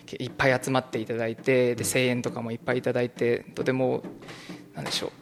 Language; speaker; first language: Japanese; early bilingual, heritage; Japanese